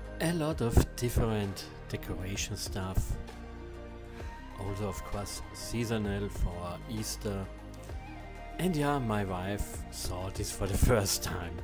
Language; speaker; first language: English; non-native, fluent; German